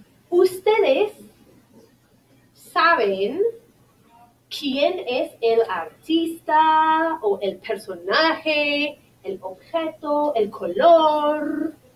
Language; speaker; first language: Spanish; non-native, fluent; English